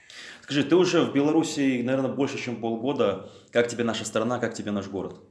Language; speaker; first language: Russian; native; Russian